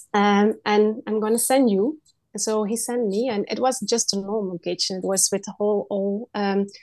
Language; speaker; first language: English; non-native, learner; Dutch